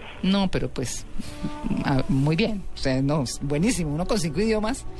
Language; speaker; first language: Spanish; native; Spanish